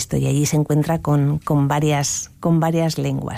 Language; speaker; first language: Spanish; native; Spanish